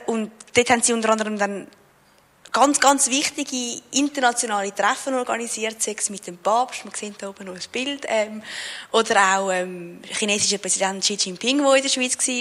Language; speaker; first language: German; native; German